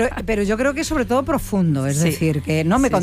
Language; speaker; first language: Spanish; native; Spanish